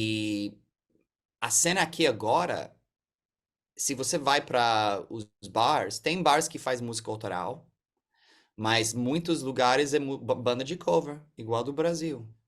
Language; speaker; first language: Portuguese; early bilingual, heritage; English